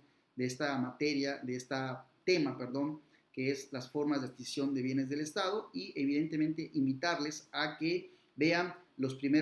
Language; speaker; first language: Spanish; native; Spanish